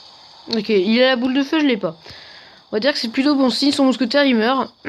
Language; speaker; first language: French; native; French